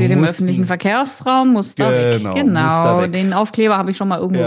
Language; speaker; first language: German; native; German